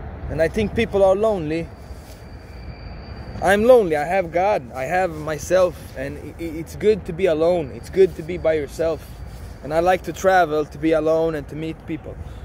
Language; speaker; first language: English; non-native, fluent; Swedish